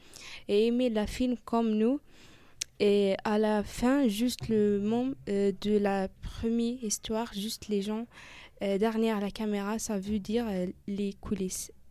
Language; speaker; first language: French; non-native, learner; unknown